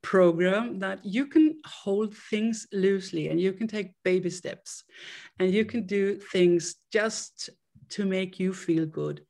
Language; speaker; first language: English; non-native, fluent; Swedish